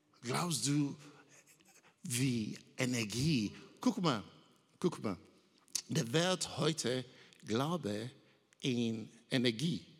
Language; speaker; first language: German; non-native, learner; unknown